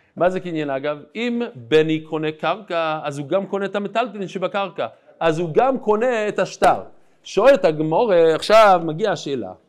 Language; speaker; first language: Hebrew; non-native, fluent; English